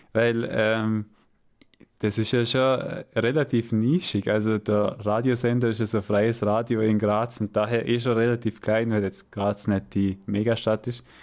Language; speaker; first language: German; native; German